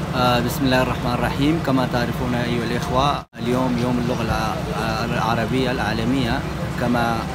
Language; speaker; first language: Arabic; non-native, fluent; Urdu